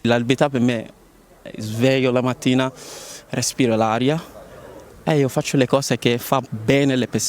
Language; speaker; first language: Italian; non-native, learner; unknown